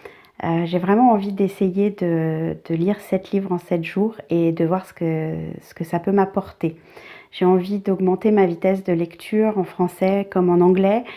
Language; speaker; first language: French; native; French